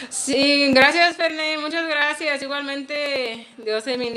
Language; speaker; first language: Spanish; non-native, learner; English